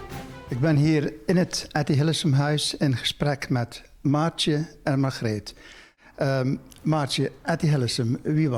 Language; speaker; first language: Dutch; native; Dutch